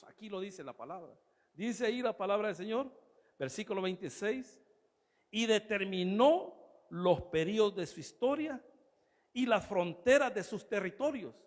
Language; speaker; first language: Spanish; native; Spanish